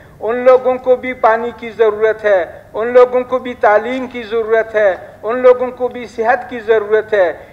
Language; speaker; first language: Urdu; non-native, local second language; Pashto